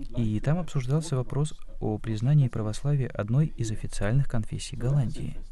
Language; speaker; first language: Russian; non-native, fluent; Dutch